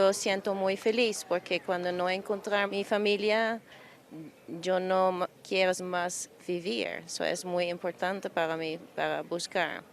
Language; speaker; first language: Spanish; non-native, learner; Dutch